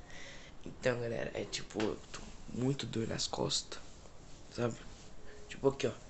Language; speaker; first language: Portuguese; native; Portuguese